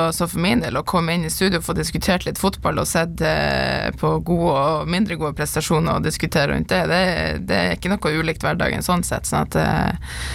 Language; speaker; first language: Norwegian; native; Norwegian